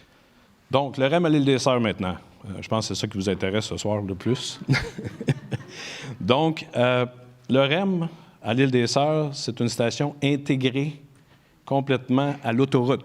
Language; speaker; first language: French; native; French